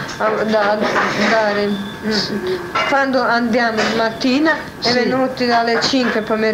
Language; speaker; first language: Italian; non-native, learner; Croatian